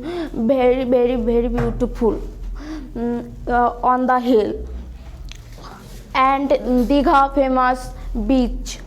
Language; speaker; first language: English; non-native, learner; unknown